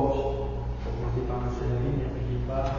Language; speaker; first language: French; native; French